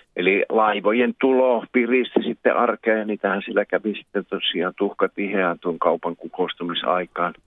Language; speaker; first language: Finnish; native; Finnish